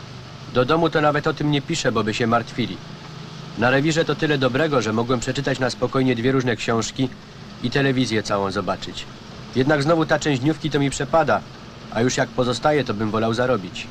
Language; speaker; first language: Polish; native; Polish